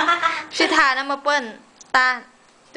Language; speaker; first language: Chinese; non-native, learner; Thai